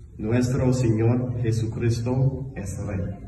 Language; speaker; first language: Spanish; non-native, learner; English